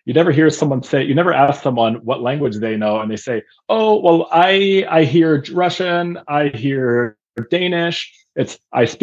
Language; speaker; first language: English; non-native, fluent; German